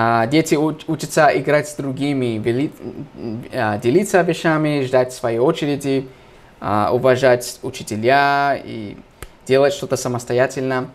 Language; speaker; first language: Russian; non-native, fluent; English